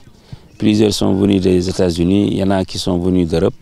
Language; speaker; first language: French; non-native, local second language; Wolof